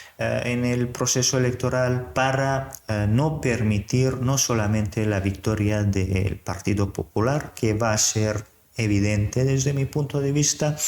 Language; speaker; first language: Spanish; non-native, fluent; Serbian